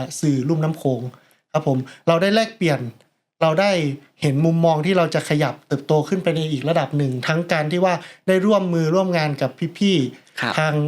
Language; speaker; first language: Thai; native; Thai